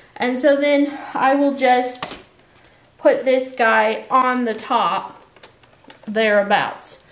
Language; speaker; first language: English; native; English